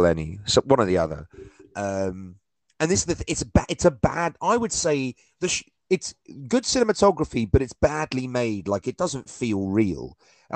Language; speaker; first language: English; native; English